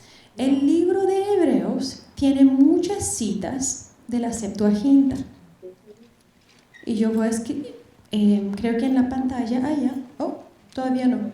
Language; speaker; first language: Spanish; non-native, fluent; Bulgarian